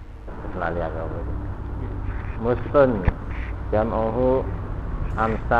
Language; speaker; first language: Arabic; non-native, learner; Indonesian